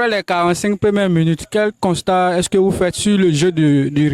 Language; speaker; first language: French; non-native, local second language; Wolof